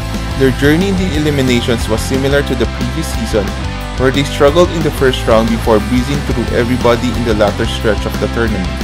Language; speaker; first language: English; non-native, local second language; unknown